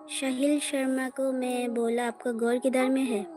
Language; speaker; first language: Hindi; non-native, local second language; Bangla